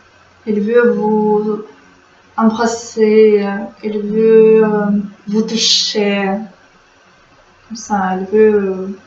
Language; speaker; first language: French; non-native, fluent; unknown